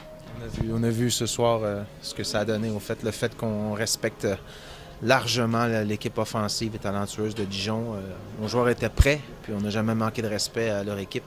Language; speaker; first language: French; native; French